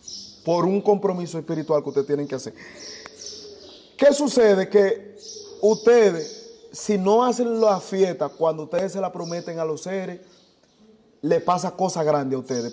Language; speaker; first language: Spanish; native; Spanish